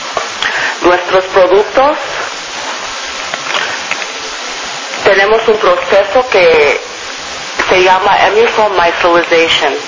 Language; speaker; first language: Spanish; non-native, fluent; English